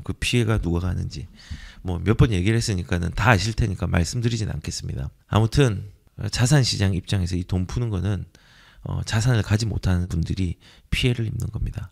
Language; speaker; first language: Korean; native; Korean